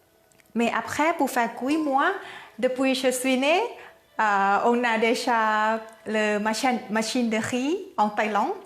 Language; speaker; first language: French; non-native, learner; Thai